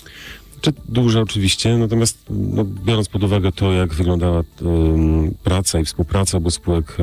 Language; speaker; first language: Polish; native; Polish